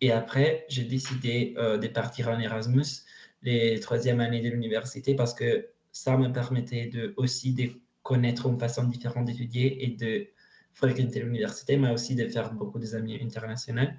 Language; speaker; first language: French; non-native, learner; Italian